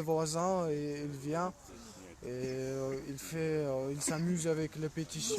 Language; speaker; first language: French; non-native, learner; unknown